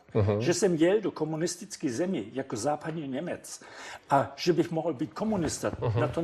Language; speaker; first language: Czech; non-native, fluent; German